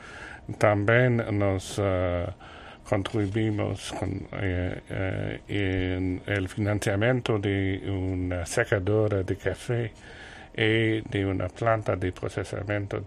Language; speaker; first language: Spanish; non-native, learner; French